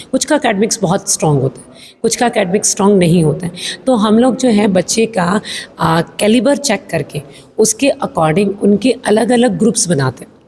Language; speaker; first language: Hindi; native; Hindi